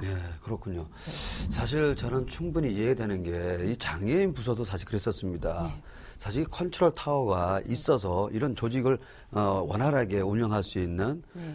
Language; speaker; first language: Korean; native; Korean